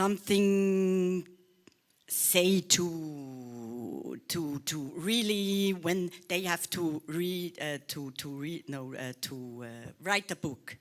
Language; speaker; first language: English; non-native, learner; Swiss German